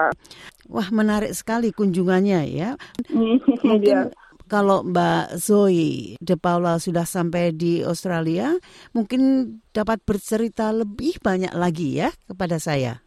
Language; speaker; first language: Indonesian; native; Indonesian